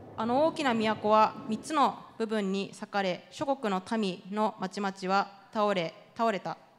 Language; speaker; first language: Japanese; native; Japanese